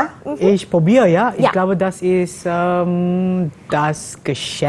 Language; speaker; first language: German; non-native, learner; Malay